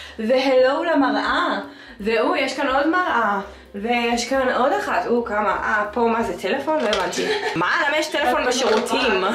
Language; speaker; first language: Hebrew; native; Hebrew